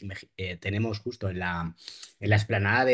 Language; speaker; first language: Spanish; native; Spanish